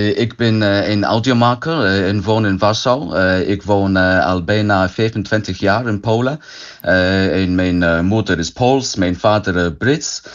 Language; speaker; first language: Dutch; non-native, learner; English